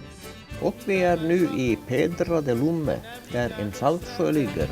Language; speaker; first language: Swedish; native; Swedish